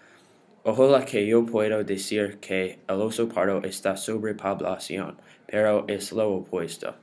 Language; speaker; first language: Spanish; non-native, learner; English